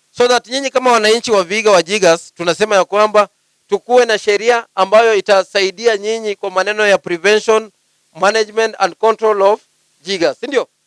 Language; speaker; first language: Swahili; non-native, local second language; Luyia